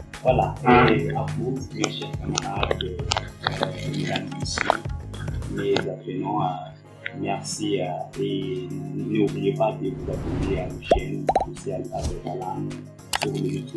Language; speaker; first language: French; non-native, fluent; Portuguese